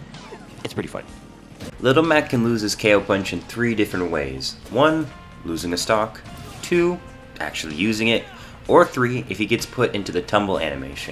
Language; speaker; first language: English; native; English